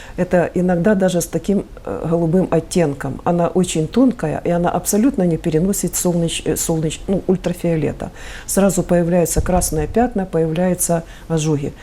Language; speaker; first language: Russian; native; Russian